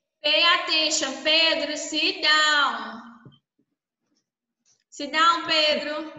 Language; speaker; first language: English; non-native, fluent; Portuguese